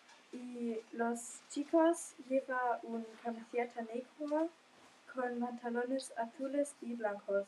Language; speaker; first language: Spanish; non-native, learner; German